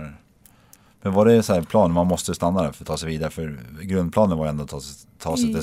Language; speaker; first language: Swedish; native; Swedish